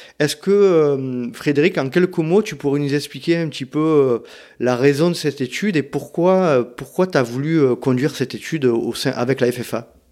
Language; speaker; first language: French; native; French